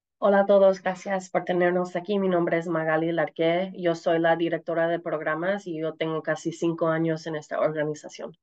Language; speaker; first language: Spanish; early bilingual, heritage; Spanish